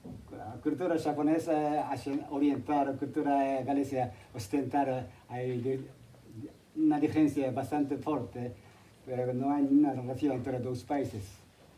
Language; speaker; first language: Galician; non-native, fluent; Japanese